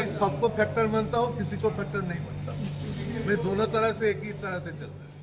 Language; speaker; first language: Hindi; non-native, local second language; Bangla